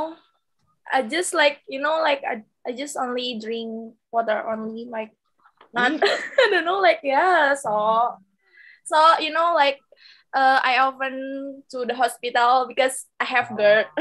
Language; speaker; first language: English; non-native, local second language; Indonesian